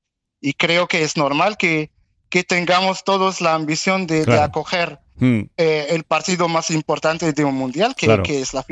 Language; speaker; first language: Spanish; non-native, fluent; Arabic